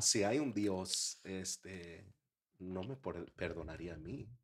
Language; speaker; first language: Spanish; early bilingual, heritage; Spanish